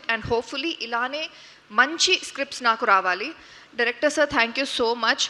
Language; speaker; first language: Telugu; non-native, learner; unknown